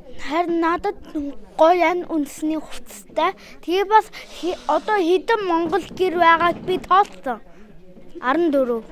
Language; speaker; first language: Mongolian; early bilingual, heritage; Mongolian